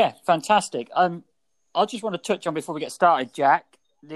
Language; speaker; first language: English; native; English